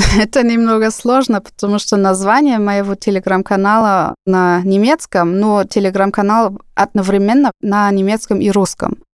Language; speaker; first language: Russian; non-native, fluent; German